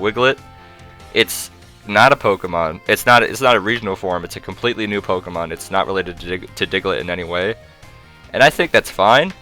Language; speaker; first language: English; native; English